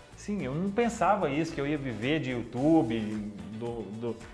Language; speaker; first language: Portuguese; native; Portuguese